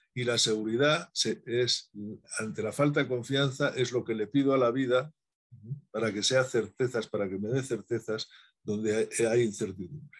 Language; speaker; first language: Spanish; native; Spanish